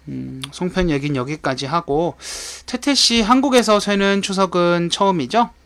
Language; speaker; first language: Korean; native; Korean